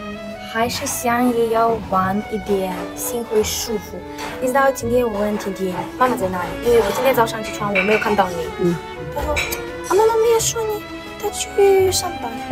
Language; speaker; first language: Chinese; non-native, learner; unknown